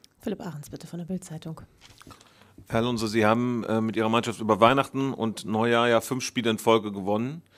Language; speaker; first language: German; native; German